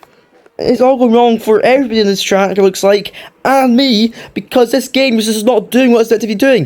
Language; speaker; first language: English; native; English